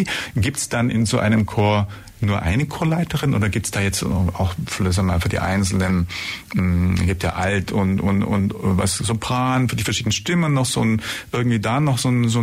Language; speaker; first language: German; native; German